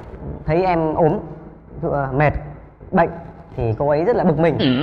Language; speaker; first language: Vietnamese; native; Vietnamese